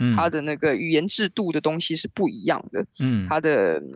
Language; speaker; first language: Chinese; non-native, local second language; Min Nan Chinese